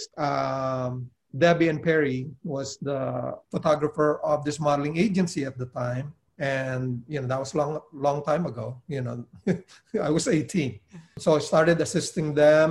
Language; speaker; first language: English; non-native, local second language; Filipino